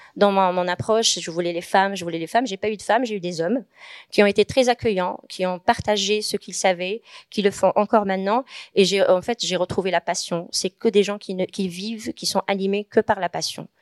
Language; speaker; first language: French; non-native, local second language; Arabic